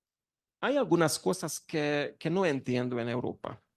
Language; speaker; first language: Spanish; non-native, learner; Hungarian